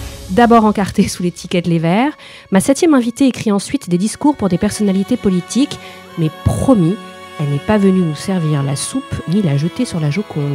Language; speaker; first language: French; native; French